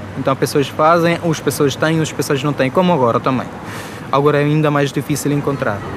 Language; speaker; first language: Portuguese; non-native, fluent; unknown